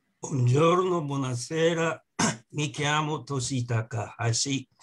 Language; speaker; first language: Italian; non-native, learner; Japanese